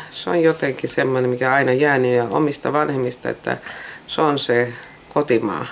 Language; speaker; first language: Finnish; early bilingual, heritage; Finnish